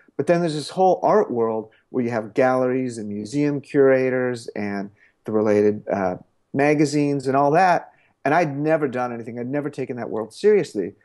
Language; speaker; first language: English; native; English